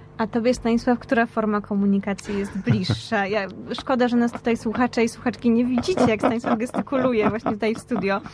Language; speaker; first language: Polish; native; Polish